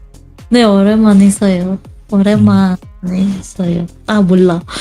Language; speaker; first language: Korean; non-native, learner; Indonesian